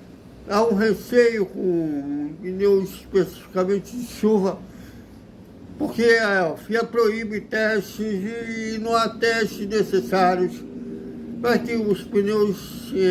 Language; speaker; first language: Portuguese; native; Portuguese